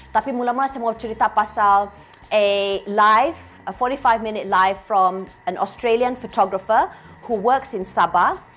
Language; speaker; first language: English; non-native, local second language; Malay